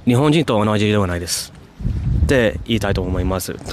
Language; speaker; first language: Japanese; non-native, fluent; English